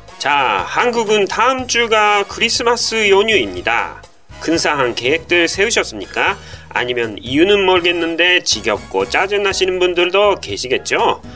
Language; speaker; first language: Korean; non-native, fluent; Japanese